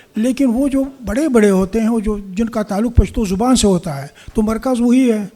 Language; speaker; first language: Urdu; non-native, local second language; Pashto